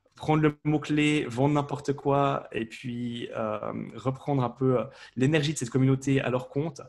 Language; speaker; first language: French; native; French